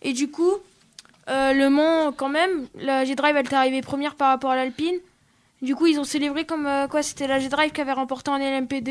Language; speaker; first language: French; native; French